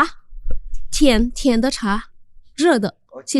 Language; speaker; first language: Chinese; non-native, learner; Indonesian